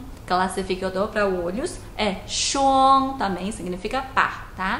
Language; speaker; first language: Portuguese; non-native, fluent; Chinese